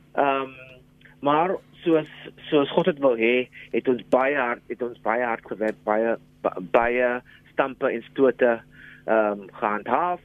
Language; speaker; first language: Afrikaans; non-native, local second language; English